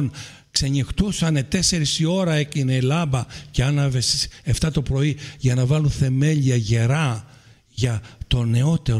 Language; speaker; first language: Greek; native; Greek